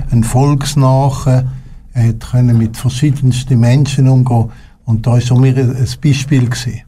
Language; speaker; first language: German; non-native, local second language; French